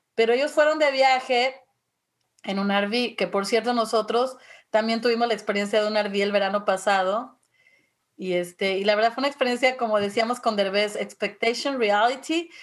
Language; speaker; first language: Spanish; native; Spanish